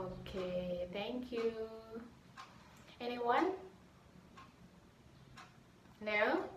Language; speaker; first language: English; non-native, learner; Indonesian